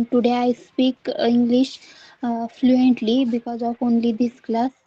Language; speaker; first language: English; non-native, learner; Marathi